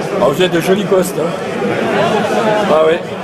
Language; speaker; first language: French; native; French